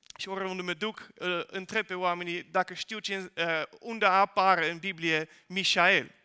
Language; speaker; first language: Romanian; non-native, fluent; Dutch